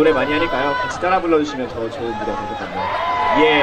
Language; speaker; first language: Korean; native; Korean